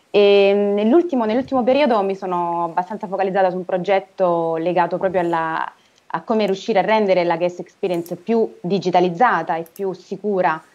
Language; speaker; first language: Italian; native; Italian